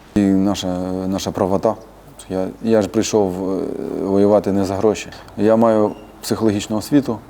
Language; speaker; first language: Ukrainian; native; Ukrainian